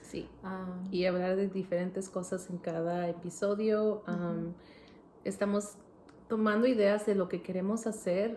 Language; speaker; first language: Spanish; early bilingual, heritage; Spanish